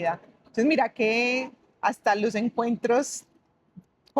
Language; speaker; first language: Spanish; native; Spanish